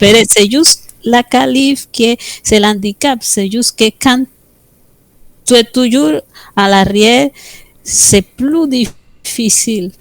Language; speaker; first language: French; non-native, fluent; Spanish